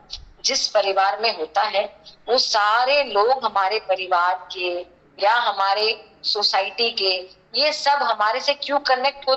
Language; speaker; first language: Hindi; native; Hindi